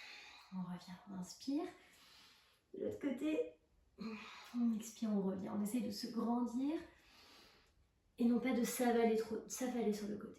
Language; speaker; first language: French; native; French